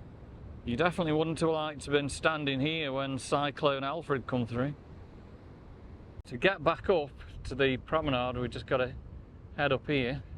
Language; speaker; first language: English; native; English